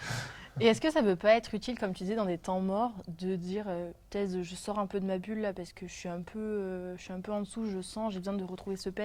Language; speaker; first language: French; native; French